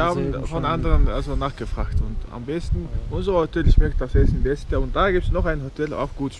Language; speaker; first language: German; non-native, learner; Mongolian